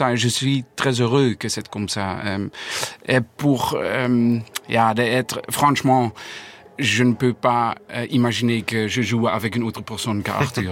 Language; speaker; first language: French; non-native, learner; Dutch